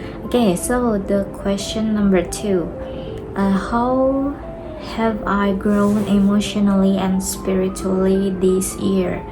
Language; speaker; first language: English; non-native, learner; Indonesian